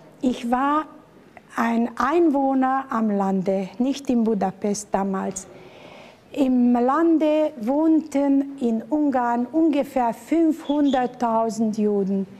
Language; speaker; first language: German; native; German